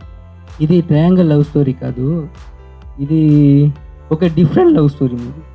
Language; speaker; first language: Telugu; non-native, learner; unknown